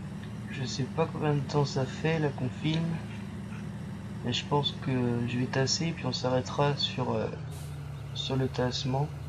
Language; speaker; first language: French; native; French